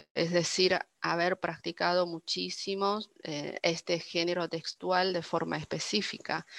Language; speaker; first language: Spanish; non-native, fluent; Chinese